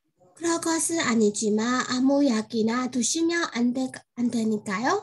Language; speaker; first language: Korean; non-native, learner; Burmese